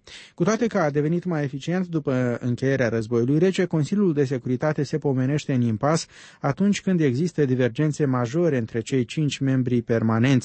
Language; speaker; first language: Romanian; native; Romanian